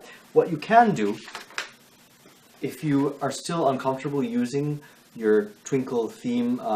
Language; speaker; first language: English; native; English